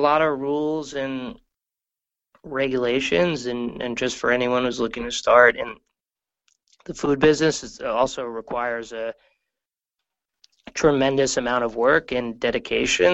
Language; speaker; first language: English; native; English